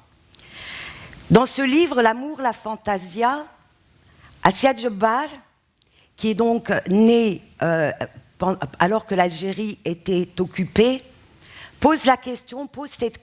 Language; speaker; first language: French; non-native, local second language; Arabic